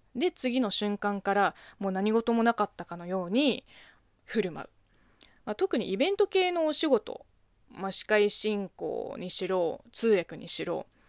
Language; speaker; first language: Japanese; non-native, fluent; Chinese